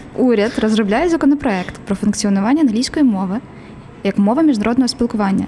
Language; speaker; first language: Ukrainian; native; Ukrainian